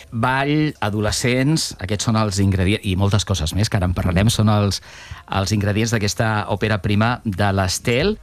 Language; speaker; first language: Catalan; native; Catalan